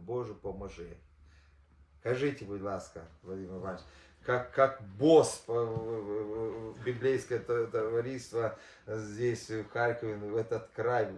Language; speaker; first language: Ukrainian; non-native, local second language; Russian